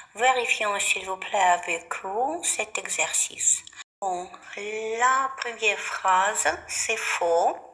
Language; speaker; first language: French; non-native, fluent; Ukrainian